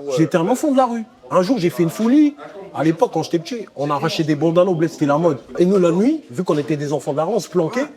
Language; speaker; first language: French; early bilingual, other home language; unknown